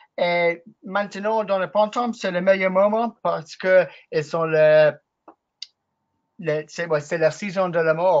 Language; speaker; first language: French; non-native, learner; English